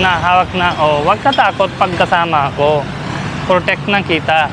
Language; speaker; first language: Filipino; non-native, learner; Punjabi